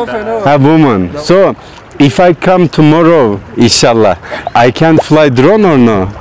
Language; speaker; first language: English; non-native, learner; Turkish